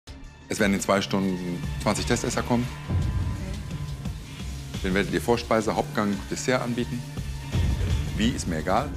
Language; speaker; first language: German; native; German